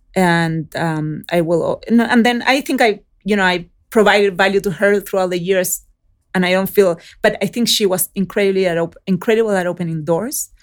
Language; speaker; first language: English; early bilingual, other home language; Spanish